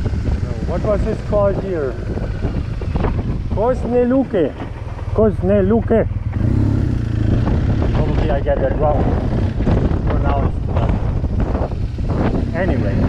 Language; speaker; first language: English; non-native, fluent; German